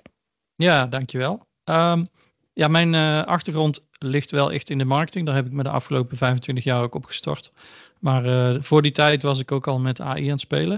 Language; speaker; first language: Dutch; native; Dutch